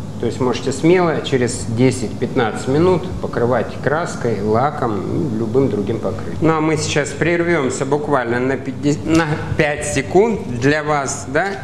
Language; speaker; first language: Russian; native; Russian